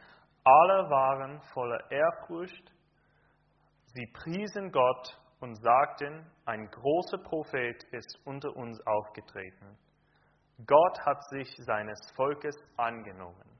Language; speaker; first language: German; non-native, fluent; English